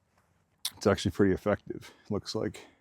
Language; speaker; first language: English; native; English